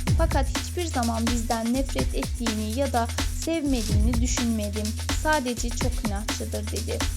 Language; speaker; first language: Turkish; native; Turkish